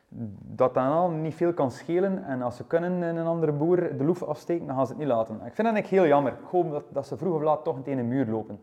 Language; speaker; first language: Dutch; native; Dutch